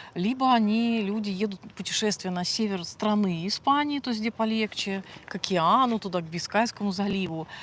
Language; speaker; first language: Russian; native; Russian